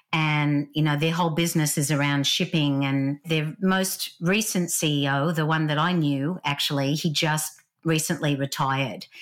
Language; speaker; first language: English; native; English